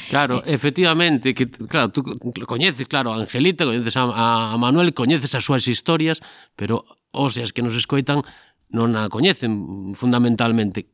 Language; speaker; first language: Galician; native; Galician